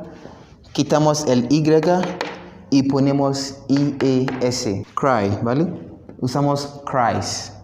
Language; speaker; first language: Spanish; non-native, fluent; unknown